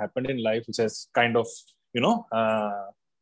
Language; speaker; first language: English; non-native, local second language; Malayalam